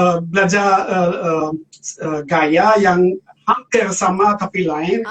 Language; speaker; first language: Indonesian; non-native, learner; German